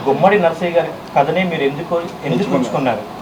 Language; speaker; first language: Telugu; native; Telugu